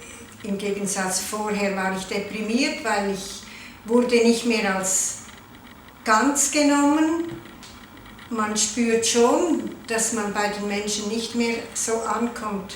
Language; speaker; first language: German; non-native, local second language; Italian